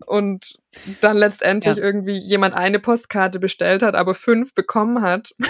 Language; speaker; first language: German; native; German